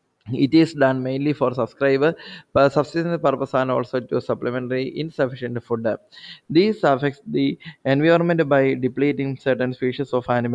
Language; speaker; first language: English; non-native, local second language; Malayalam